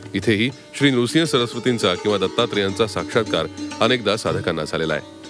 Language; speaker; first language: Marathi; native; Marathi